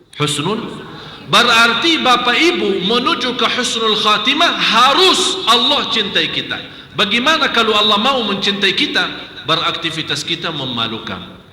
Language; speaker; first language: Malay; non-native, fluent; Arabic